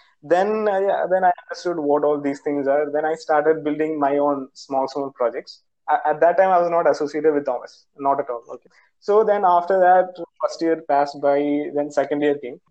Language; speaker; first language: English; non-native, local second language; Malayalam